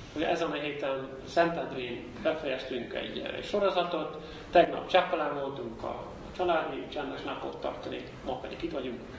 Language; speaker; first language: Hungarian; non-native, fluent; Dutch